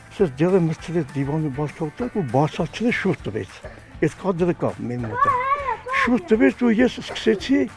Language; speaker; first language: Armenian; non-native, local second language; Kurdish